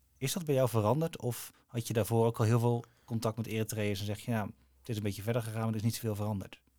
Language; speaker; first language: Dutch; native; Dutch